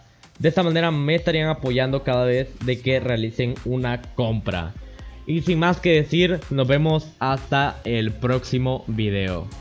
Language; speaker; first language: Spanish; native; Spanish